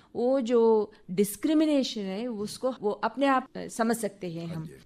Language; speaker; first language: Hindi; non-native, local second language; Telugu